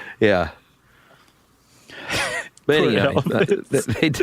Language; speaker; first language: English; native; English